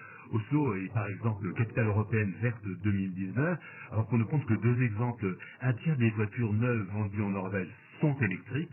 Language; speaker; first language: French; native; French